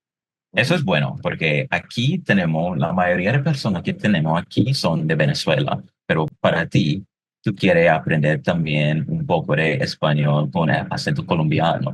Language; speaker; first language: Spanish; non-native, fluent; English